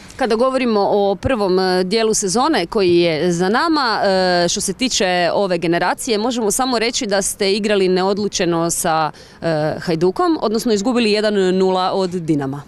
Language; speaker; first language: Serbian; native; Serbian